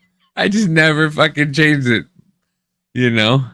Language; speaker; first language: English; native; English